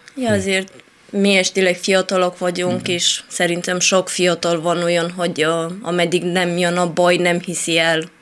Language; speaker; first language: Hungarian; non-native, fluent; Romanian